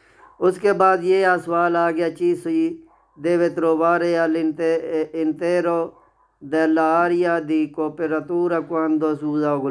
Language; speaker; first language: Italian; non-native, learner; Urdu